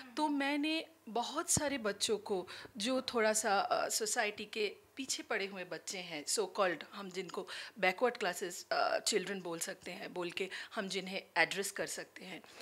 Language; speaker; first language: Hindi; non-native, local second language; Bangla